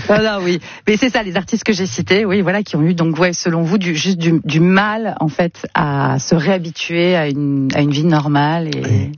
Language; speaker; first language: French; native; French